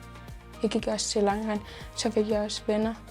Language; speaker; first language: Danish; non-native, local second language; Kalaallisut